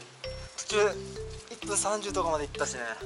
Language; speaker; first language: Japanese; native; Japanese